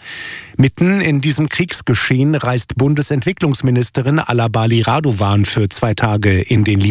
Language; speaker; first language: German; native; German